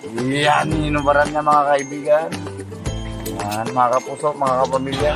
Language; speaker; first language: Filipino; non-native, local second language; Iloko